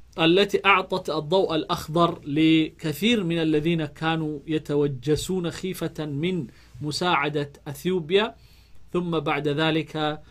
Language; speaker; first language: Arabic; non-native, fluent; Amharic